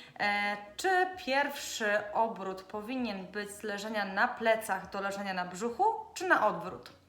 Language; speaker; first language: Polish; native; Polish